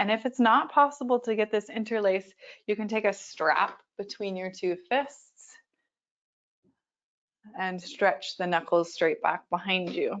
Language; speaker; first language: English; native; English